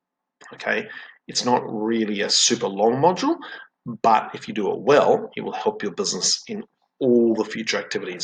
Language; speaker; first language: English; native; English